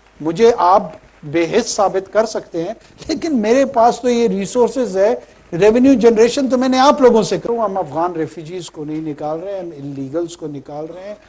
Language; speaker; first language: Urdu; non-native, local second language; Pashto